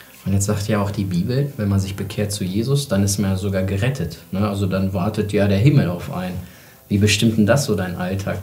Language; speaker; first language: German; native; German